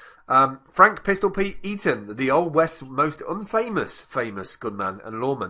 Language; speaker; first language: English; native; English